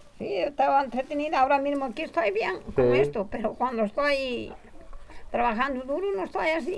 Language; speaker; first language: Spanish; non-native, local second language; Galician